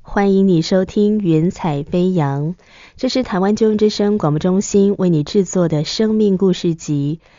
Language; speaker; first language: Chinese; native; Chinese